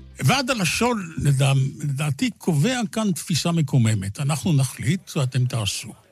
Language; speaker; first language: Hebrew; native; Hebrew